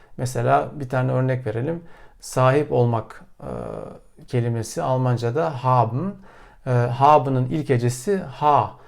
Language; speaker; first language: Turkish; native; Turkish